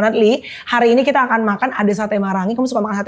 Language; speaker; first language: Indonesian; native; Indonesian